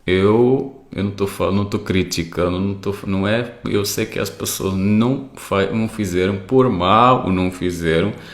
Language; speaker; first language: Portuguese; non-native, fluent; Arabic